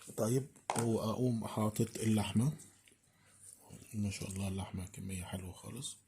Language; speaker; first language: Arabic; native; Arabic